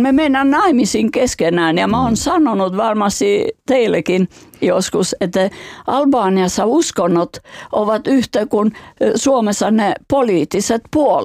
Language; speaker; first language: Finnish; non-native, fluent; Albanian